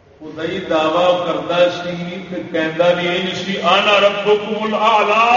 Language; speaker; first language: Urdu; non-native, local second language; Punjabi